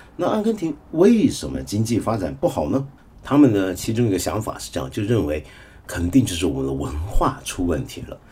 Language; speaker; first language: Chinese; native; Chinese